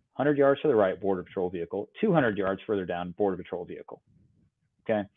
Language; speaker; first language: English; native; English